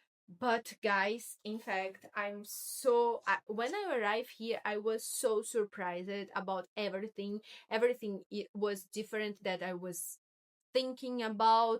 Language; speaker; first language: English; non-native, learner; Portuguese